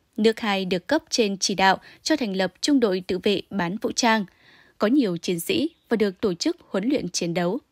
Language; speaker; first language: Vietnamese; native; Vietnamese